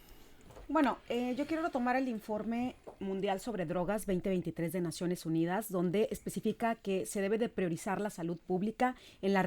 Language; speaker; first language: Spanish; native; Spanish